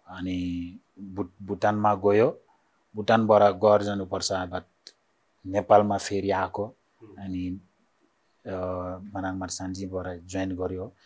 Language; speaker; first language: Nepali; non-native, learner; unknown